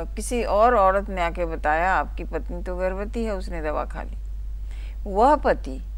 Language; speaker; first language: Hindi; native; Hindi